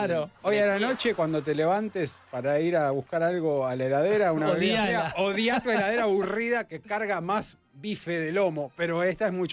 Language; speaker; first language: Spanish; native; Spanish